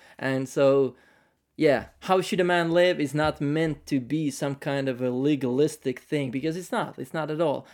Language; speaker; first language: English; non-native, fluent; Finnish